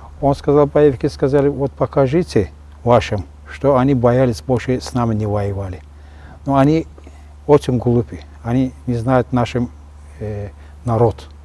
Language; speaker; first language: Russian; non-native, local second language; Azerbaijani